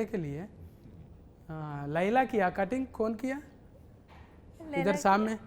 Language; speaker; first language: Hindi; non-native, learner; Telugu